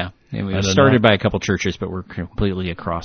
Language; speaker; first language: English; native; English